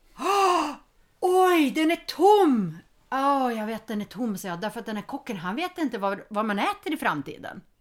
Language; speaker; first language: Swedish; early bilingual, heritage; Swedish